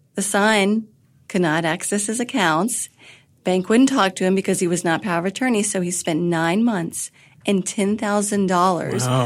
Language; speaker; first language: English; native; English